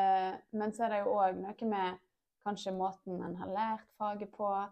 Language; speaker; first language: Norwegian; native; Norwegian